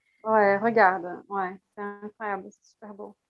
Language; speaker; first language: French; non-native, fluent; Portuguese